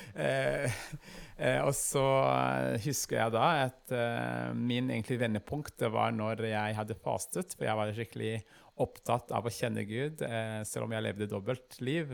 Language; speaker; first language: Norwegian; non-native, fluent; Kinyarwanda